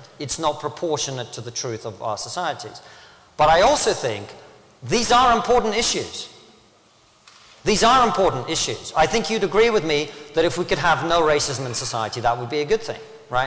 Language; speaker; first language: English; early bilingual, other home language; Russian